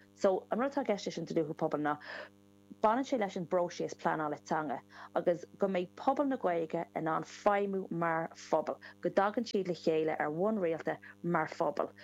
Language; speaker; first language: Irish; non-native, local second language; English